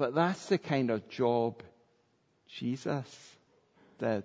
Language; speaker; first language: English; native; English